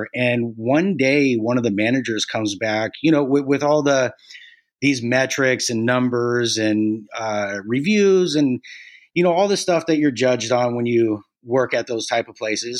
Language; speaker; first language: English; native; English